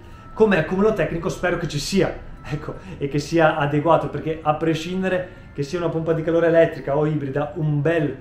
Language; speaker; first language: Italian; native; Italian